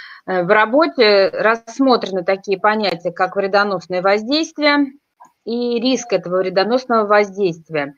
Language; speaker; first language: Russian; native; Russian